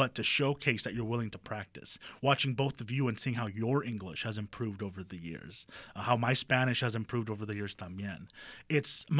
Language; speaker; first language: English; early bilingual, other home language; Spanish